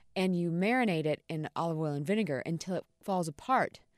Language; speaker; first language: English; native; English